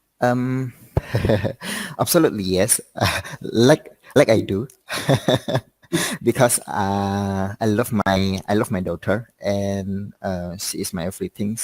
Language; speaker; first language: English; non-native, learner; Indonesian